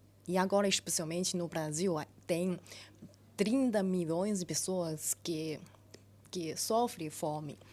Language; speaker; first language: Portuguese; non-native, fluent; Chinese